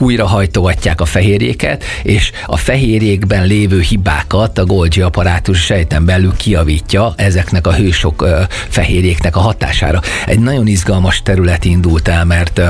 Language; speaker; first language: Hungarian; native; Hungarian